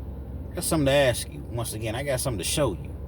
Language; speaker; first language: English; native; English